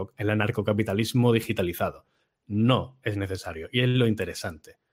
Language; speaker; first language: Spanish; native; Spanish